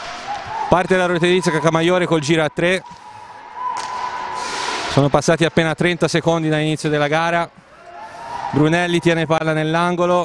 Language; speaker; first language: Italian; native; Italian